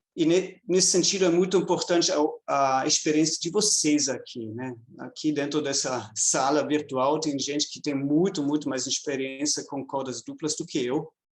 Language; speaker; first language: Portuguese; non-native, fluent; German